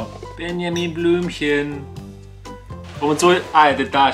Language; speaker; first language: Chinese; non-native, learner; German